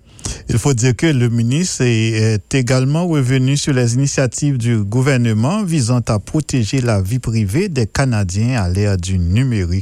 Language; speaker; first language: French; native; French